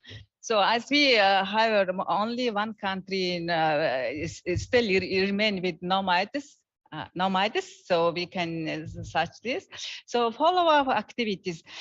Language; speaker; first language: English; non-native, learner; Mongolian